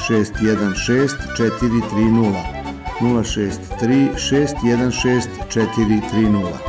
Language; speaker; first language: Serbian; native; Serbian